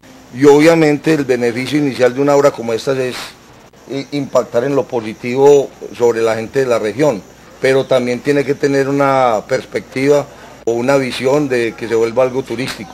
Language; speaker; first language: Spanish; native; Spanish